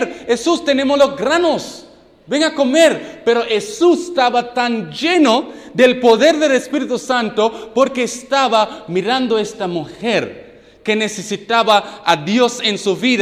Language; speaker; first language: Spanish; non-native, fluent; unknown